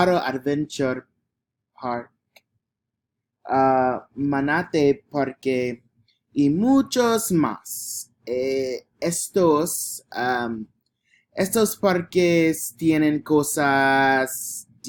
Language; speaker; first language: Spanish; non-native, learner; English